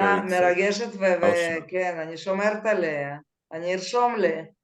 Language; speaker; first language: Hebrew; non-native, fluent; Russian